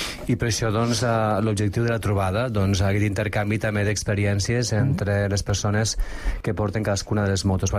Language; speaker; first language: Catalan; native; Catalan